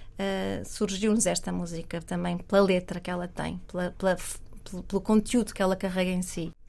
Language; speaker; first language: Portuguese; native; Portuguese